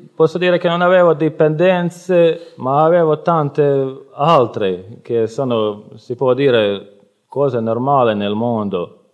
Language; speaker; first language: Italian; non-native, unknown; Bosnian